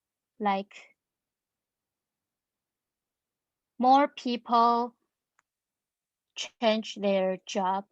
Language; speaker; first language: English; non-native, learner; Chinese